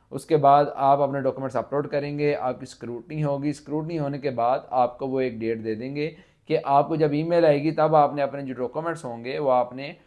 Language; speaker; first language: Urdu; non-native, local second language; Punjabi